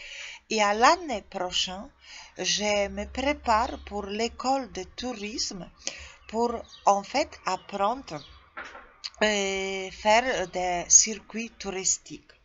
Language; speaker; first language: French; non-native, fluent; Polish